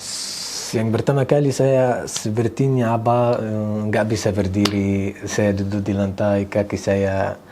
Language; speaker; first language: Indonesian; non-native, fluent; Arabic